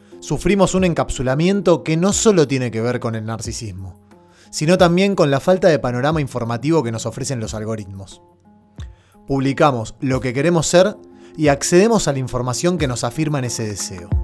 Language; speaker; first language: Spanish; native; Spanish